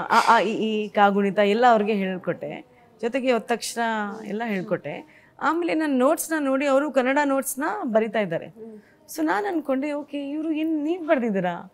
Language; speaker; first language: Kannada; non-native, local second language; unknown